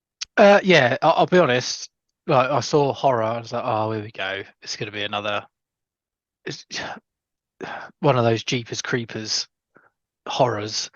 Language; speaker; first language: English; native; English